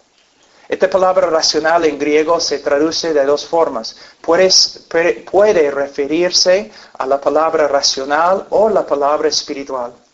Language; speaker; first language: Spanish; non-native, fluent; English